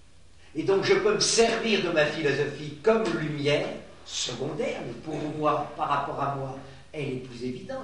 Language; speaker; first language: French; native; French